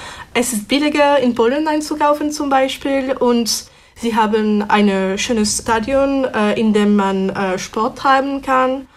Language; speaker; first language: German; non-native, fluent; French